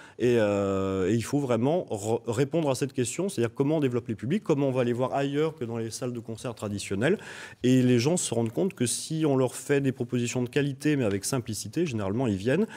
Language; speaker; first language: French; native; French